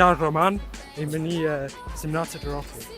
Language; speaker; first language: Ukrainian; early bilingual, heritage; Ukrainian